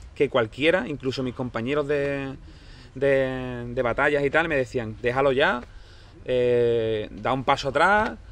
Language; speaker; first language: Spanish; native; Spanish